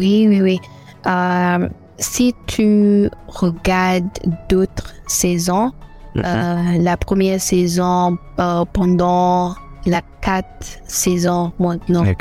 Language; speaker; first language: French; non-native, learner; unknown